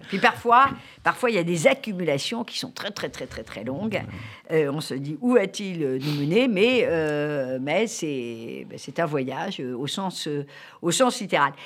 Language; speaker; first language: French; native; French